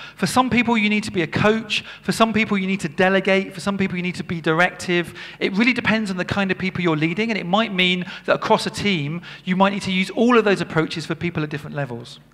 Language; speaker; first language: English; native; English